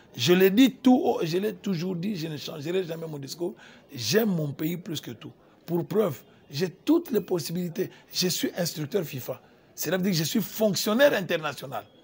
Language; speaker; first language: French; non-native, local second language; Lingala